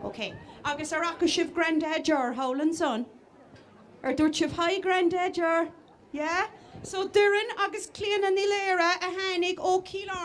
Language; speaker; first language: Irish; native; Irish